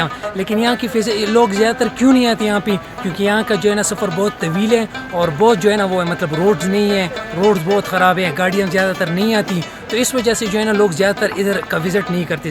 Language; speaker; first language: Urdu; non-native, local second language; Pashto